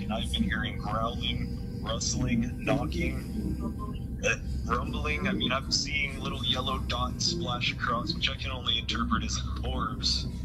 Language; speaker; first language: English; native; English